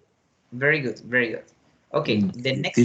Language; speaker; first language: English; non-native, learner; Spanish